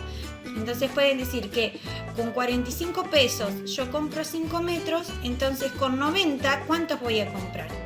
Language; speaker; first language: Spanish; native; Spanish